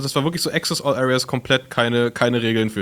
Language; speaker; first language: German; native; German